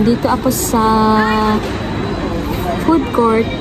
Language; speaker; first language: Filipino; native; Filipino